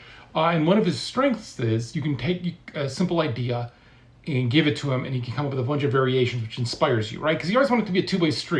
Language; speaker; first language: English; native; English